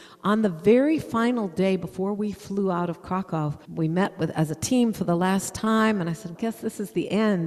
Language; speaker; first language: English; native; English